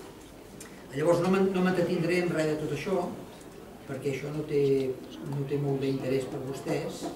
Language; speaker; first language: Catalan; native; Catalan